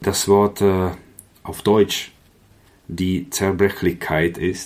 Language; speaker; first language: German; non-native, fluent; Czech